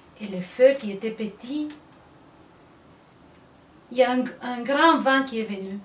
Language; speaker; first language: French; non-native, fluent; Spanish